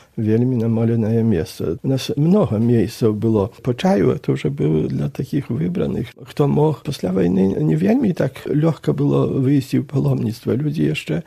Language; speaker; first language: Belarusian; native; Belarusian